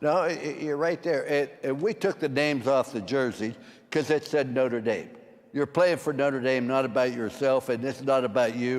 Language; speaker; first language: English; native; English